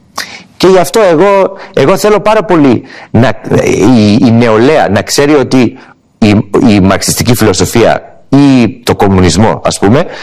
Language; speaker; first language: Greek; early bilingual, heritage; Greek